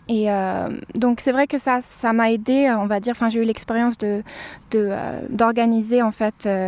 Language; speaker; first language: French; native; French